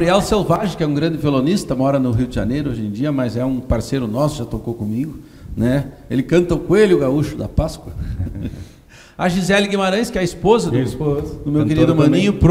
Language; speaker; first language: Portuguese; native; Portuguese